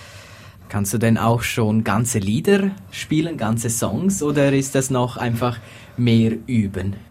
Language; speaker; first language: German; native; German